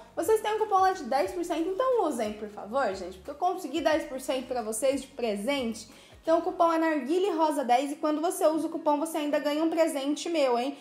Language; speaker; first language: Portuguese; native; Portuguese